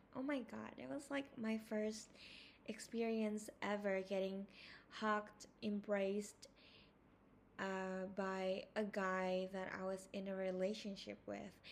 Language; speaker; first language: English; non-native, fluent; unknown